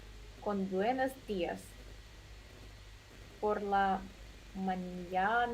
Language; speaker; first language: Spanish; non-native, learner; Russian